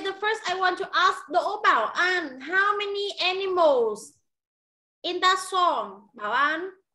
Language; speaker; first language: English; non-native, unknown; Vietnamese